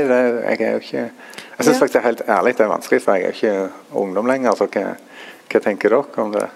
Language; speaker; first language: Norwegian; early bilingual, other home language; German